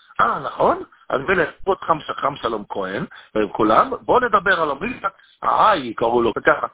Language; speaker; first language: Hebrew; native; Hebrew